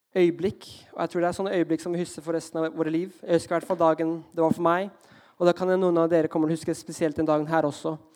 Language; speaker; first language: Norwegian; early bilingual, heritage; Norwegian